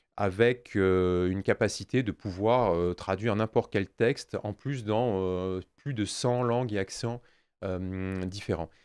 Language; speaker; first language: French; native; French